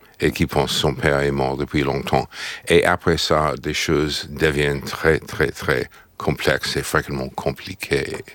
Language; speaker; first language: French; non-native, fluent; English